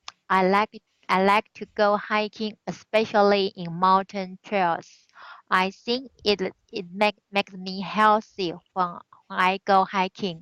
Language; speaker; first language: English; non-native, learner; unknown